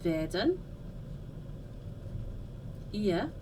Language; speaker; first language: German; non-native, fluent; English